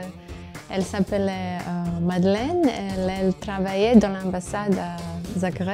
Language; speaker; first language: French; non-native, fluent; Croatian